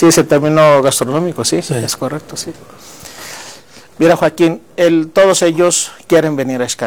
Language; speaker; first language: Spanish; non-native, fluent; Greek